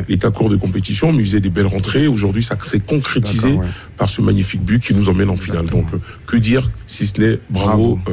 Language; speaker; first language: French; native; French